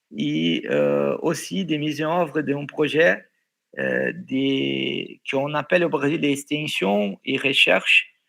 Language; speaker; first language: French; non-native, fluent; Portuguese